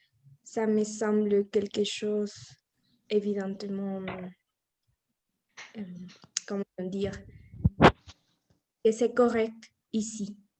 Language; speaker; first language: French; non-native, learner; Spanish